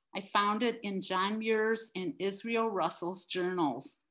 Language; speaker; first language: English; native; English